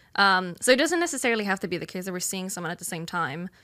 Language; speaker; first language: English; non-native, fluent; Swedish